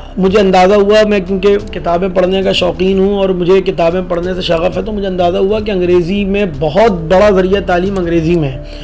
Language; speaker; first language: Urdu; native; Urdu